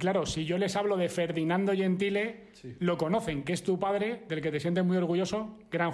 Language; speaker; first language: Spanish; native; Spanish